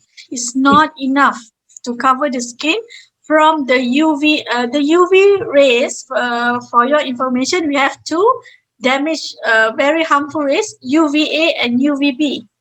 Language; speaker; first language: English; non-native, fluent; Malay